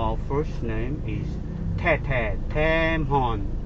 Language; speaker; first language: English; non-native, learner; Korean